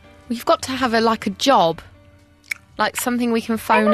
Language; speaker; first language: English; native; English